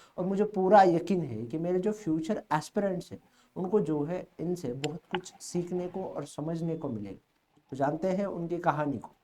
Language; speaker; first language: Hindi; native; Hindi